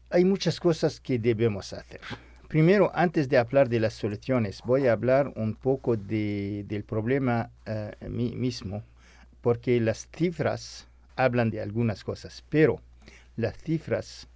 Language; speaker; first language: Spanish; non-native, fluent; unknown